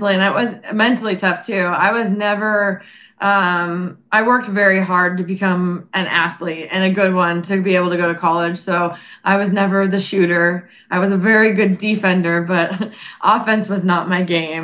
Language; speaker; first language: English; native; English